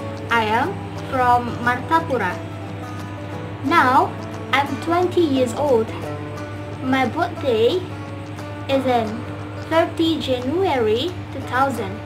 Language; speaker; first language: English; non-native, learner; Indonesian